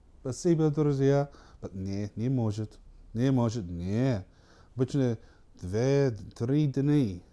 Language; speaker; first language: Russian; non-native, learner; English